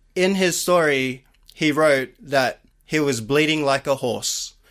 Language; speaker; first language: English; native; English